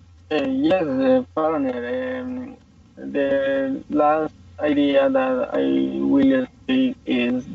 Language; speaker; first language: English; non-native, learner; Spanish